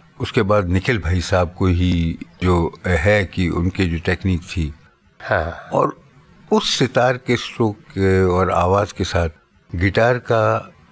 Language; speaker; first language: Hindi; native; Hindi